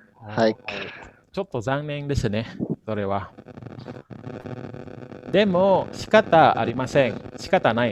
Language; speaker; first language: Japanese; non-native, fluent; Indonesian